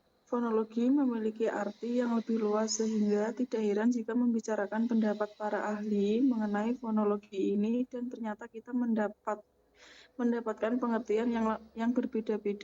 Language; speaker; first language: Indonesian; native; Indonesian